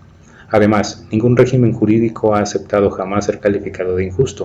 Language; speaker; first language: Spanish; native; Spanish